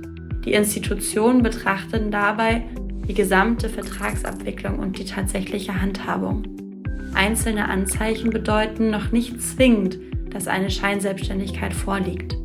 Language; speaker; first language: German; native; German